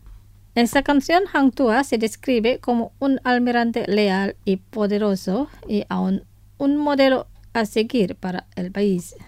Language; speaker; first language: Spanish; non-native, fluent; Indonesian